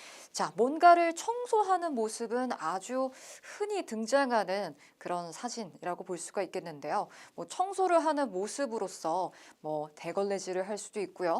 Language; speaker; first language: Korean; native; Korean